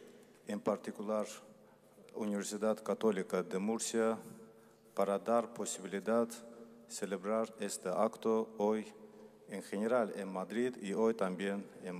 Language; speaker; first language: Spanish; non-native, learner; Azerbaijani